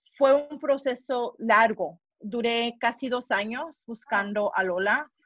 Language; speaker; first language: Spanish; early bilingual, heritage; Spanish